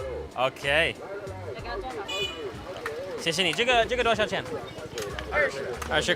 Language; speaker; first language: Chinese; non-native, learner; English